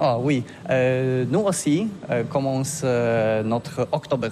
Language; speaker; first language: French; non-native, learner; Polish